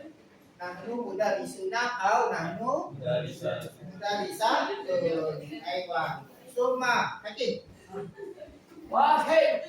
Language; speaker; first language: Arabic; non-native, learner; Malay